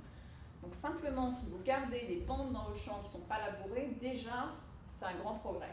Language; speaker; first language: French; native; French